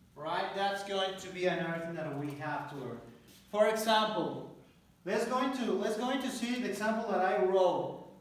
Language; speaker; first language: English; non-native, fluent; Spanish